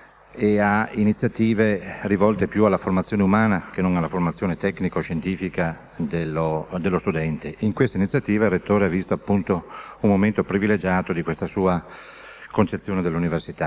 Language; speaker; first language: Italian; native; Italian